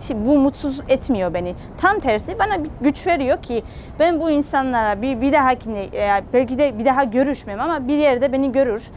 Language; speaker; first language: Turkish; non-native, fluent; Georgian